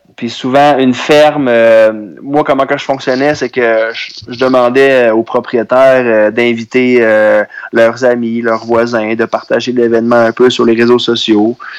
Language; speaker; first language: French; native; French